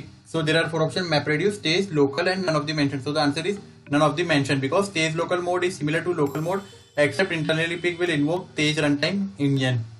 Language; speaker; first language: English; non-native, local second language; Hindi